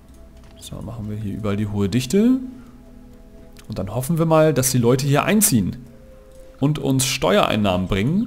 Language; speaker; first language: German; native; German